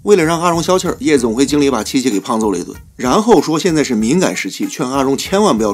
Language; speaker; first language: Chinese; native; Chinese